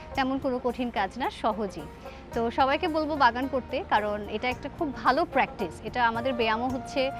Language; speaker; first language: Bangla; native; Bangla